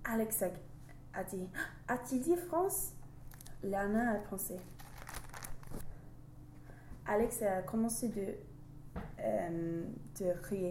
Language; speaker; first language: French; non-native, learner; English